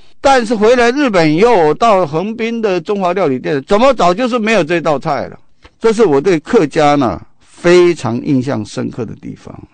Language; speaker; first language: Chinese; non-native, local second language; Min Nan Chinese